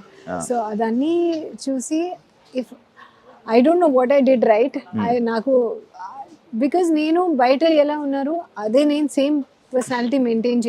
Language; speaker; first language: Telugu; non-native, learner; Hindi